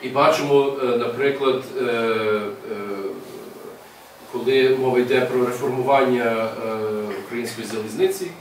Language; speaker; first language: Ukrainian; early bilingual, heritage; English